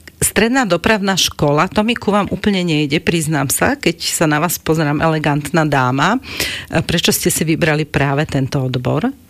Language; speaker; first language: Slovak; native; Slovak